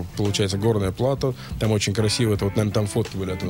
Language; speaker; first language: Russian; native; Russian